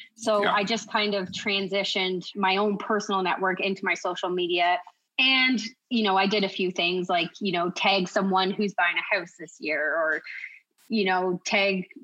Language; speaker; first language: English; native; English